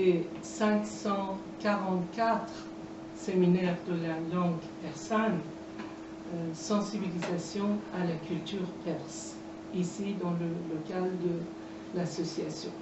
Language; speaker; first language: French; non-native, fluent; Persian